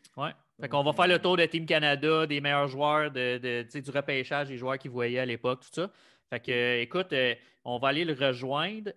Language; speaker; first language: French; native; French